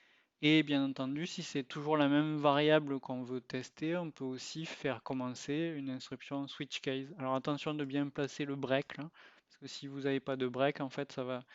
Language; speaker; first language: French; native; French